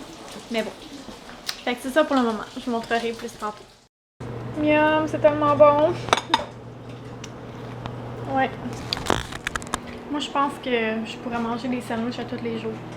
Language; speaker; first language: French; native; French